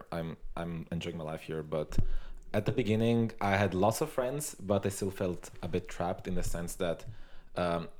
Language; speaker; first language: English; non-native, fluent; Italian